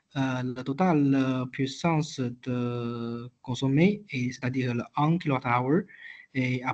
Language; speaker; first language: French; non-native, learner; Chinese